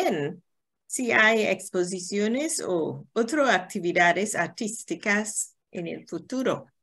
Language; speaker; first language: Spanish; non-native, learner; English